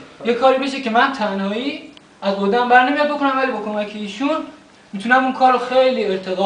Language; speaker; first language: Persian; native; Persian